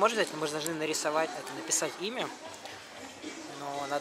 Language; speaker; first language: Russian; native; Russian